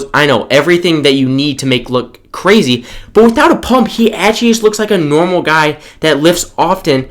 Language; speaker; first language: English; native; English